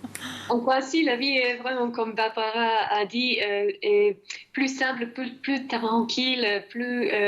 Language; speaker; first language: French; non-native, fluent; Croatian